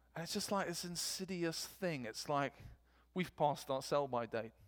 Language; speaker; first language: English; native; English